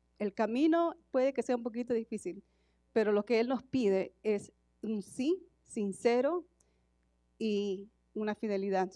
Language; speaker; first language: Spanish; native; Spanish